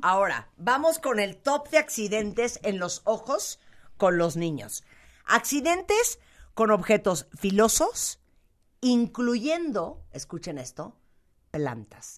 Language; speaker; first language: Spanish; native; Spanish